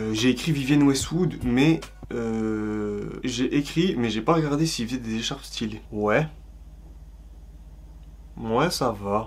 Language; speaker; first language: French; native; French